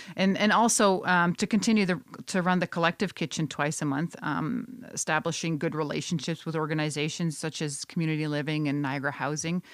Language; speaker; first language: English; non-native, fluent; Dutch